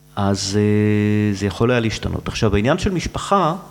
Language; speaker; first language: Hebrew; native; Hebrew